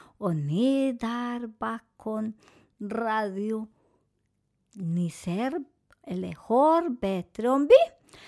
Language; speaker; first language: Swedish; non-native, fluent; Spanish